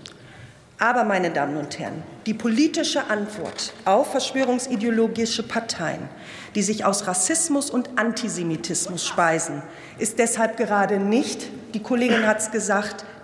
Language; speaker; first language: German; early bilingual, other home language; Turkish